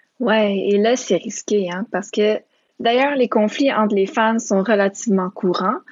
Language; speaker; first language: French; early bilingual, other home language; Romanian